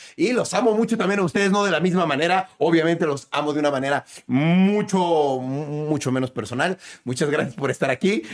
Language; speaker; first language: Spanish; native; Spanish